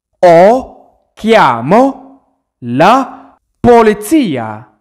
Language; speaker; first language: Italian; non-native, fluent; Arabic